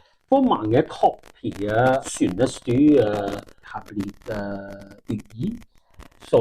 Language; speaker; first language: Norwegian; non-native, learner; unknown